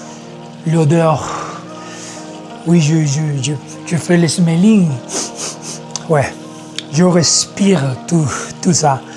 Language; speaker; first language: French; non-native, learner; Spanish